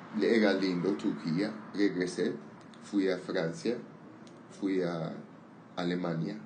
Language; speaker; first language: Spanish; non-native, learner; Armenian